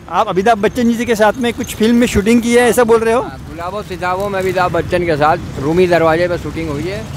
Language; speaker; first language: Hindi; non-native, local second language; Marathi